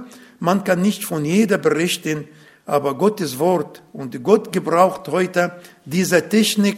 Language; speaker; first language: German; non-native, learner; Arabic